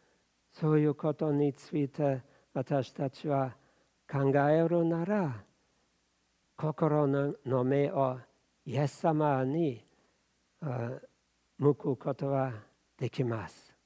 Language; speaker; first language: Japanese; non-native, fluent; German